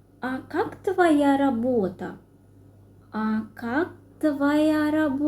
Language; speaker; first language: Russian; non-native, fluent; Sinhala